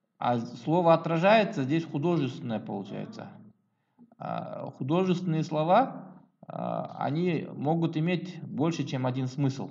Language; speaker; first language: Russian; non-native, local second language; Kyrgyz